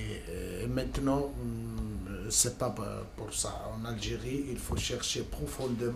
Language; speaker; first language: French; non-native, learner; Spanish